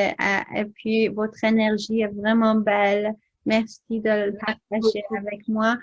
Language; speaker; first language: French; non-native, learner; English